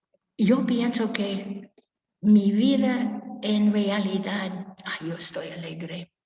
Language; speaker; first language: Spanish; non-native, fluent; English